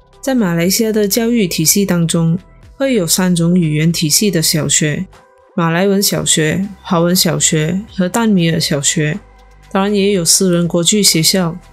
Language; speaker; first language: Chinese; native; Chinese